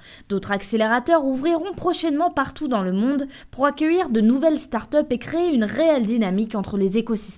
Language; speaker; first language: French; native; French